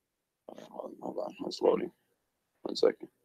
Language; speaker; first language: English; native; English